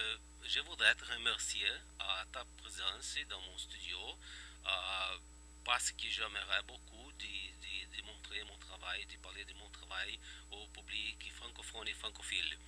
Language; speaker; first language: French; non-native, fluent; Portuguese